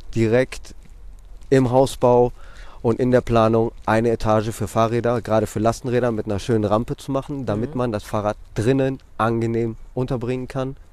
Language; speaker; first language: German; non-native, fluent; Greek